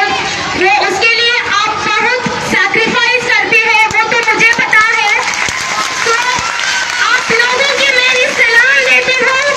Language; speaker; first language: Hindi; non-native, local second language; Malayalam